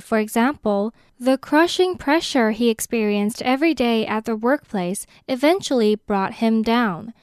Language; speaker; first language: English; non-native, fluent; Chinese